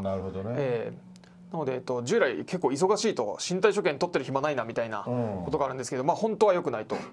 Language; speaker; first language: Japanese; native; Japanese